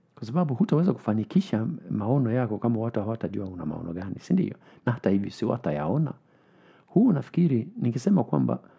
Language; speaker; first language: Swahili; non-native, fluent; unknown